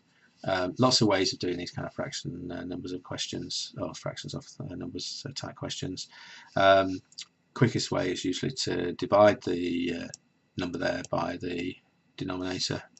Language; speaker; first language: English; native; English